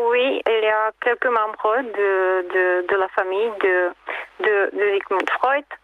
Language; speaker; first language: French; non-native, fluent; Czech